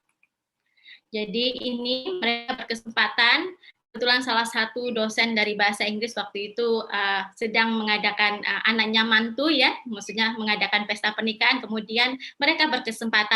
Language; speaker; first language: Indonesian; native; Indonesian